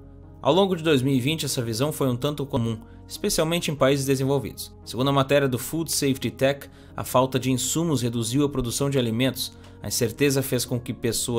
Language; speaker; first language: Portuguese; native; Portuguese